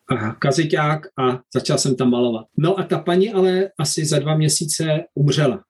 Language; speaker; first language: Czech; native; Czech